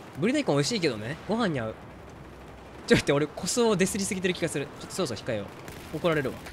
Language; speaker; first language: Japanese; native; Japanese